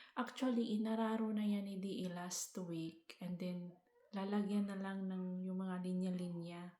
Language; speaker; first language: Filipino; non-native, local second language; Cebuano